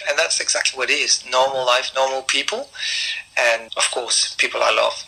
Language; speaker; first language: English; non-native, fluent; French